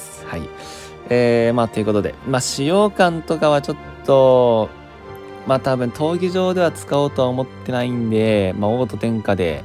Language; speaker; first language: Japanese; native; Japanese